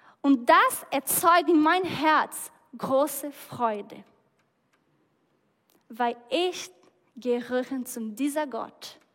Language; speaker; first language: German; non-native, fluent; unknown